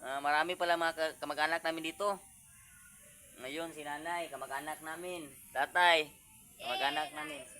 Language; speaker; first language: Filipino; non-native, local second language; Cebuano